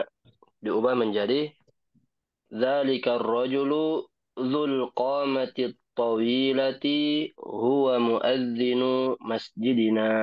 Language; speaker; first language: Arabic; non-native, learner; Indonesian